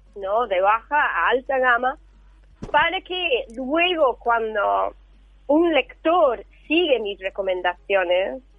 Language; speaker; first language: Spanish; non-native, fluent; English